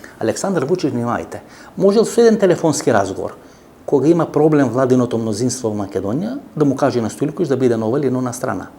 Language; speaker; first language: Macedonian; native; Macedonian